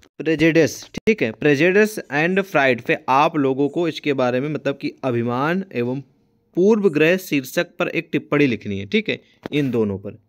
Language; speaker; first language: Hindi; native; Hindi